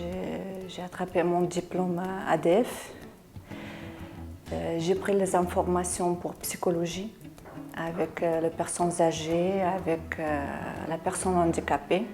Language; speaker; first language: French; non-native, learner; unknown